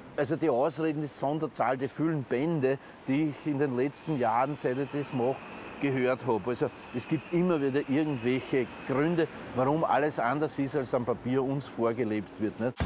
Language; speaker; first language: German; native; German